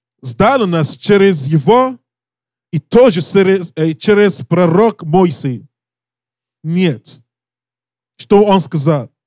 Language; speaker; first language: Russian; non-native, learner; English